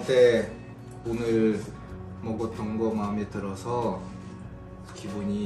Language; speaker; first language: Korean; non-native, learner; Russian